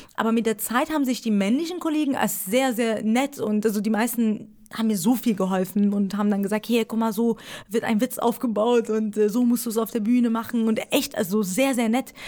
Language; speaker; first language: German; early bilingual, other home language; Persian